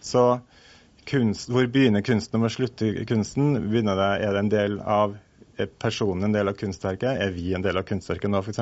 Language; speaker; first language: Norwegian; native; Norwegian